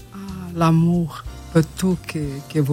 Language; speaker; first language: French; non-native, learner; Portuguese